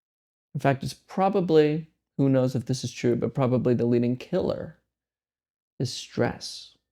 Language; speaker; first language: English; native; English